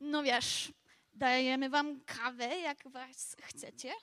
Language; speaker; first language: Polish; non-native, learner; English